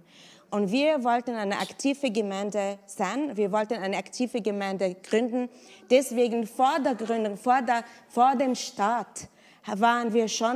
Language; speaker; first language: German; non-native, fluent; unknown